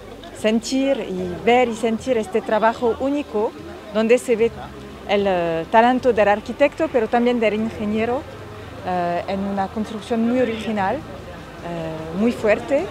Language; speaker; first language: Spanish; non-native, fluent; French